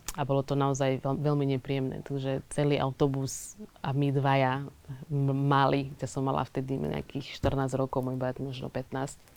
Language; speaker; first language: Slovak; early bilingual, other home language; Portuguese